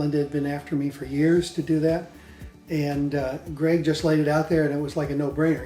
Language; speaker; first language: English; native; English